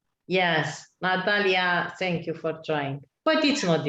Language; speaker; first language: English; non-native, learner; Romanian